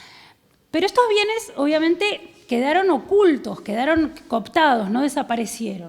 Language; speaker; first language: Spanish; native; Spanish